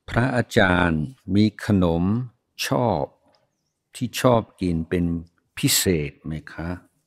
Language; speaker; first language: Thai; non-native, fluent; English